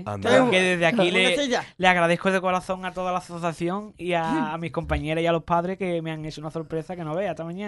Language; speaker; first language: Spanish; native; Spanish